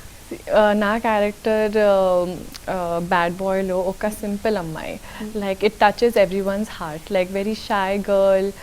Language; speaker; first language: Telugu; non-native, local second language; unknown